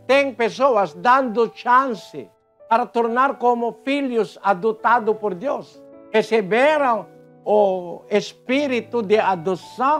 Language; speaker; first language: Portuguese; non-native, fluent; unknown